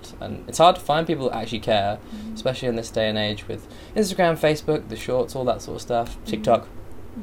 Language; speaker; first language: English; native; English